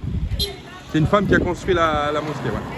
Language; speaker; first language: French; native; French